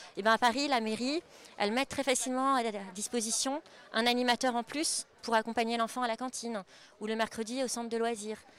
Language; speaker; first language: French; native; French